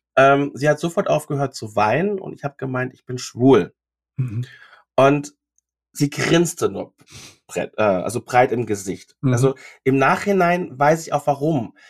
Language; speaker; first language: German; native; German